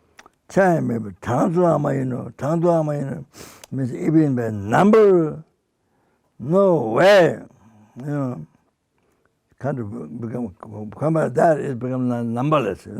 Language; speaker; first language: English; non-native, fluent; Sherpa